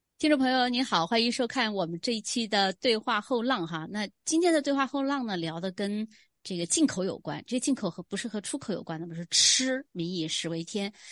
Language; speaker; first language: Chinese; native; Chinese